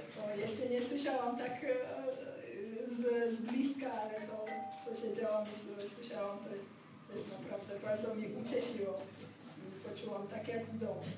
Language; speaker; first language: Polish; non-native, fluent; Georgian